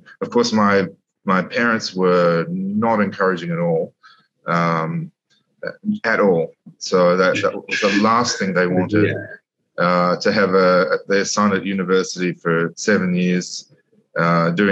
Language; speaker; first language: English; native; English